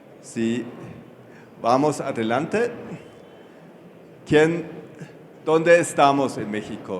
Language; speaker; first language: Spanish; non-native, fluent; German